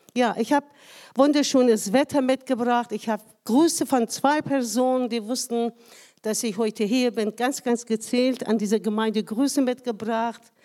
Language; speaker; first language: German; non-native, fluent; Persian